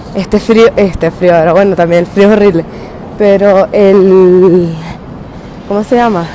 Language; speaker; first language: Spanish; native; Spanish